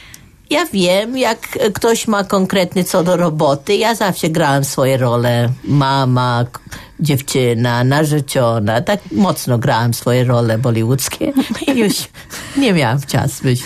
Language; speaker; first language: Polish; non-native, fluent; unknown